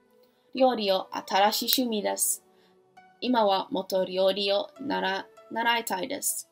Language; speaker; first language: Japanese; non-native, learner; English